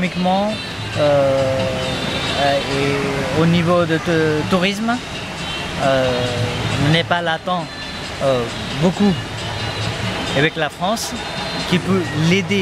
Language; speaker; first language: French; non-native, fluent; Nepali